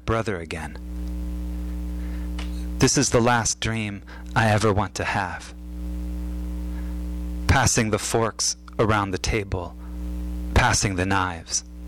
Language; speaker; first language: English; native; English